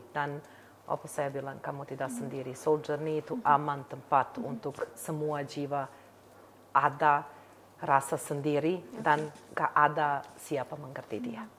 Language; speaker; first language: Indonesian; non-native, learner; Serbian